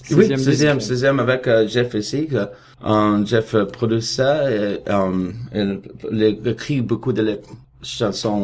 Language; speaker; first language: French; non-native, learner; Russian